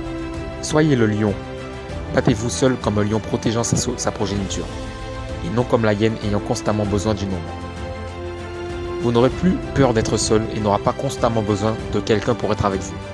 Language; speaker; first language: French; native; French